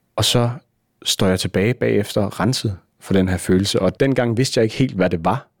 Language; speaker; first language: Danish; native; Danish